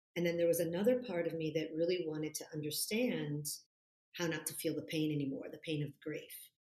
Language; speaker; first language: English; non-native, fluent; Italian